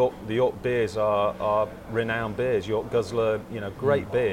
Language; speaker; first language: English; native; English